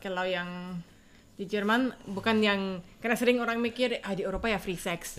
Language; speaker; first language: Indonesian; non-native, fluent; German